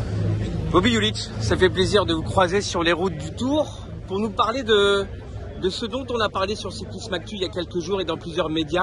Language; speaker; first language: French; native; French